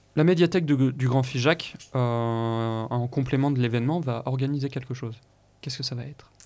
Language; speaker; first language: French; native; French